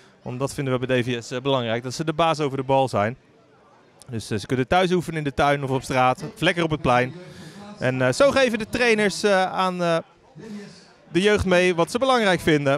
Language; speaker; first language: Dutch; native; Dutch